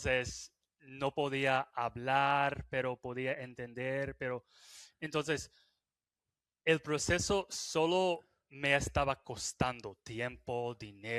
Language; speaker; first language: Spanish; non-native, fluent; English